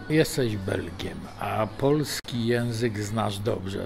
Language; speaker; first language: Polish; native; Polish